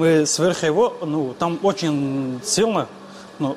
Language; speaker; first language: Russian; non-native, learner; Tajik